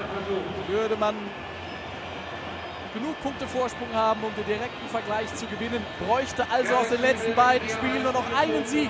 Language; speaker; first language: German; native; German